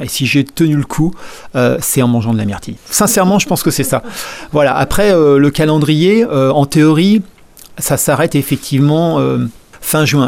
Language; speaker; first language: French; native; French